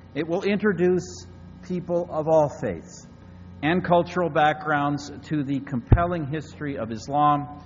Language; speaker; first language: English; native; English